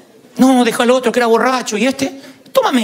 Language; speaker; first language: Spanish; native; Spanish